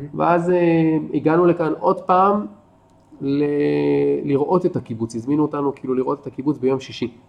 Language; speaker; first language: Hebrew; native; Hebrew